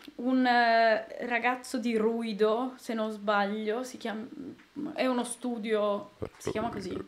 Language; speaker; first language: Italian; native; Italian